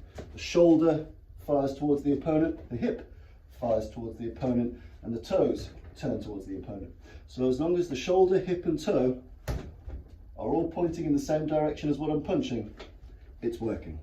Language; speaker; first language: English; native; English